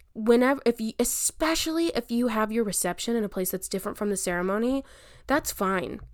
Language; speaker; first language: English; native; English